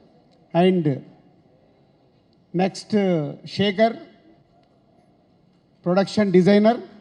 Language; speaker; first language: Telugu; native; Telugu